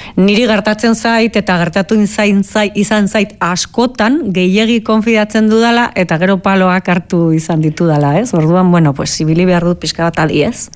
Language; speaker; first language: Basque; non-native, local second language; Spanish